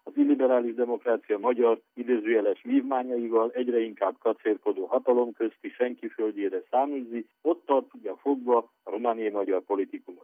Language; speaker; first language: Hungarian; native; Hungarian